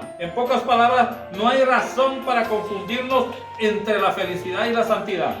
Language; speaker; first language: Spanish; native; Spanish